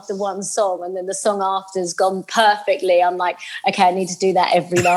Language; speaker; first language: English; native; English